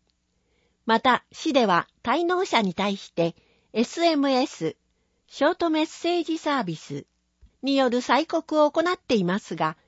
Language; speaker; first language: Japanese; native; Japanese